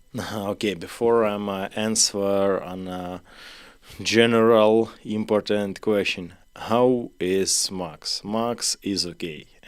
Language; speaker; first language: English; non-native, learner; Ukrainian